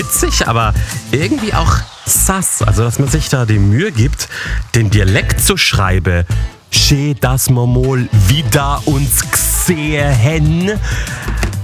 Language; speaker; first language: German; native; German